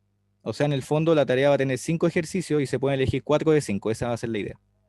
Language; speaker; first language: Spanish; native; Spanish